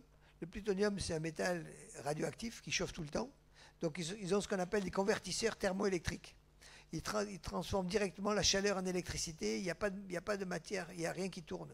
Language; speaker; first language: French; native; French